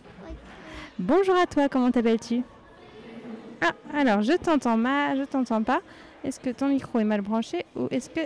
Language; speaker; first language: French; native; French